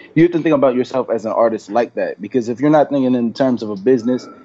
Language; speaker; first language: English; native; English